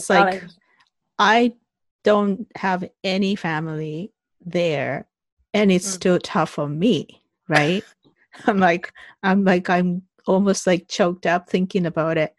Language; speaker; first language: English; non-native, fluent; Japanese